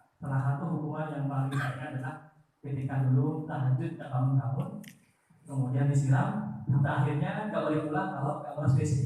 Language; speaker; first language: Indonesian; non-native, local second language; Madurese